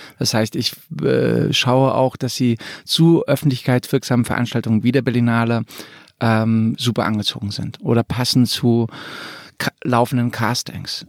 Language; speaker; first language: German; early bilingual, other home language; Croatian